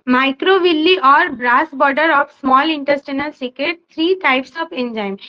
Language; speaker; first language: English; non-native, local second language; Bangla